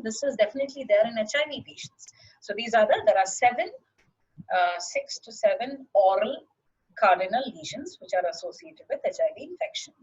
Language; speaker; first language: English; non-native, local second language; Malayalam